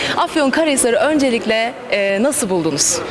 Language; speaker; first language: Turkish; native; Turkish